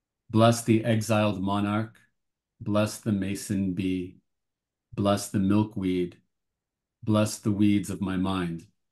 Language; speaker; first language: English; native; English